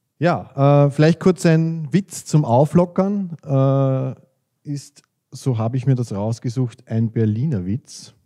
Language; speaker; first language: German; native; German